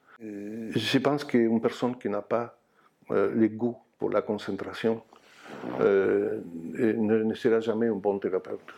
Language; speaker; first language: French; non-native, fluent; Spanish